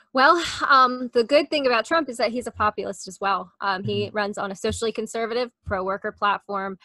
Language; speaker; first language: English; native; English